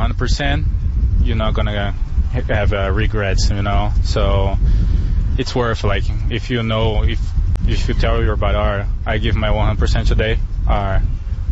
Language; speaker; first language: English; non-native, fluent; Portuguese